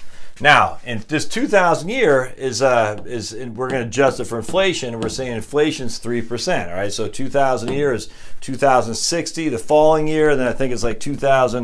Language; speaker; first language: English; native; English